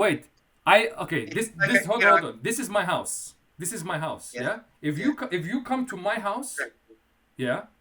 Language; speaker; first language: English; non-native, fluent; Kurdish